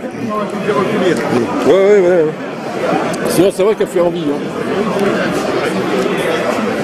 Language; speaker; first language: French; native; French